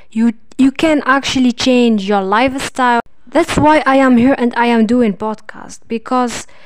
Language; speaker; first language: English; non-native, fluent; Arabic